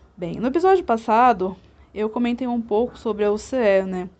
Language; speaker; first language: Portuguese; native; Portuguese